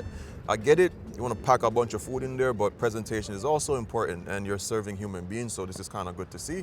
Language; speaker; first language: English; native; English